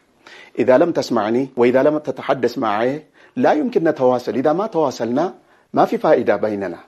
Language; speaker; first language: Arabic; non-native, fluent; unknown